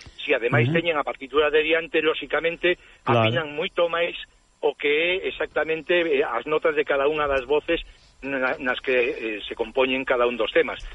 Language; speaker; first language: Galician; native; Galician